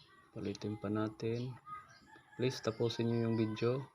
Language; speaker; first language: Filipino; non-native, local second language; Waray